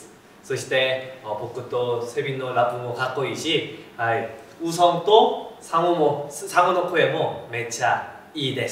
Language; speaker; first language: Japanese; non-native, fluent; Korean